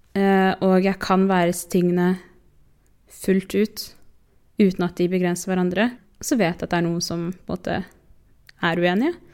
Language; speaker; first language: Norwegian; early bilingual, other home language; Tigrinya